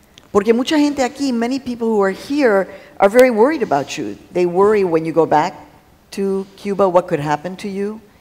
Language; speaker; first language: English; early bilingual, other home language; Spanish